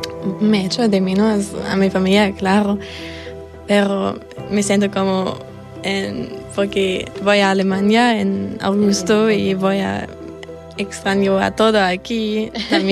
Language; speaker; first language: Spanish; non-native, fluent; German